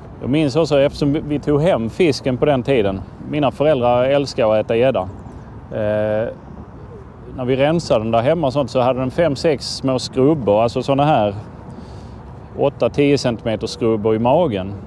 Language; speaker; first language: Swedish; native; Swedish